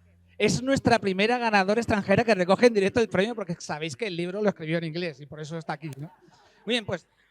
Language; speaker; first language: Spanish; native; Spanish